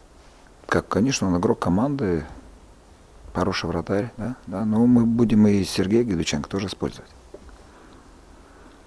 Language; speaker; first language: Russian; native; Russian